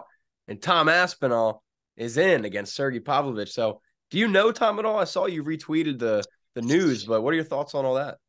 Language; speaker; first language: English; native; English